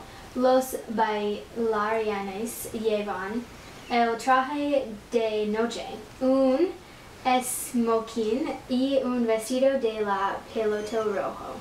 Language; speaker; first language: Spanish; non-native, learner; English